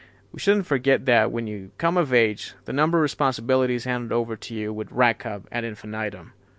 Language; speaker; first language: English; non-native, fluent; Persian